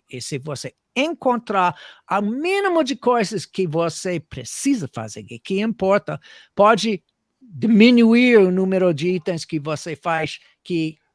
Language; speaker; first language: Portuguese; non-native, fluent; English